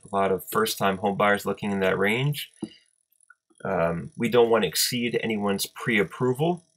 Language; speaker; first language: English; native; English